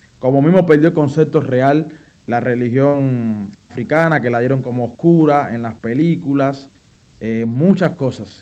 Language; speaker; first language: Spanish; native; Spanish